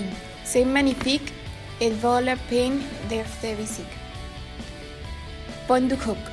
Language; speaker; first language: French; non-native, learner; Spanish